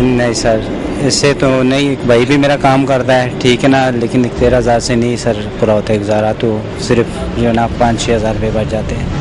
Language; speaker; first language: Urdu; non-native, local second language; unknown